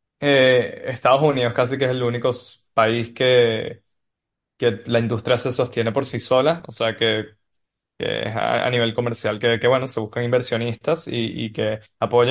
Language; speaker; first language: Spanish; native; Spanish